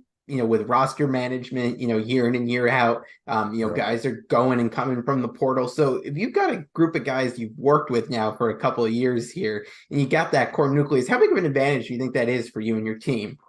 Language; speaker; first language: English; native; English